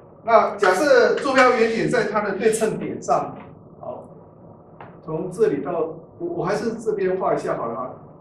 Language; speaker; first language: Chinese; native; Chinese